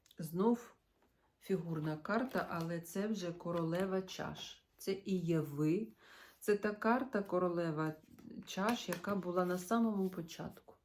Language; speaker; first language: Ukrainian; non-native, local second language; Russian